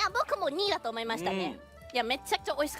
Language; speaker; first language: Japanese; native; Japanese